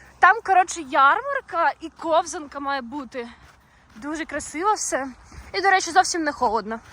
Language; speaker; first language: Ukrainian; non-native, local second language; Russian